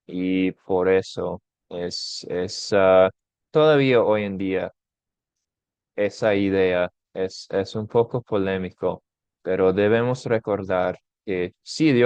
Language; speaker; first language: Spanish; non-native, fluent; English